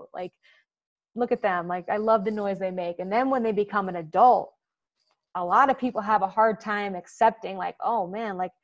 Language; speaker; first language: English; native; English